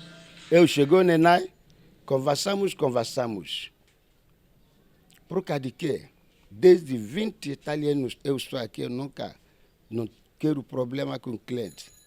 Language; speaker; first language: Portuguese; non-native, learner; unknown